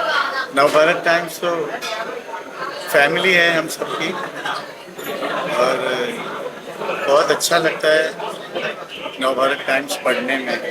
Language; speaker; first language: Hindi; native; Hindi